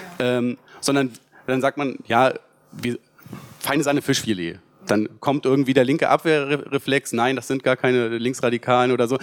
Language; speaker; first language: German; native; German